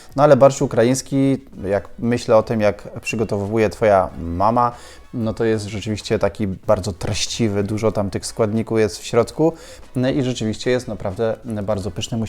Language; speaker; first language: Polish; native; Polish